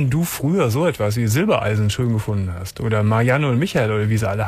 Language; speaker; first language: German; native; German